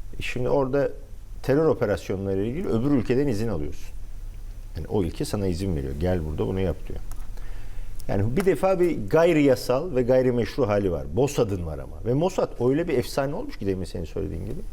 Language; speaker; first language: Turkish; native; Turkish